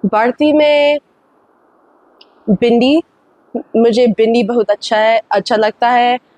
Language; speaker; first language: Hindi; early bilingual, heritage; English